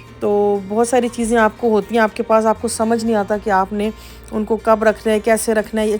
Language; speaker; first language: Urdu; native; Urdu